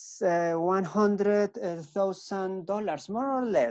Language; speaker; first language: English; non-native, learner; Spanish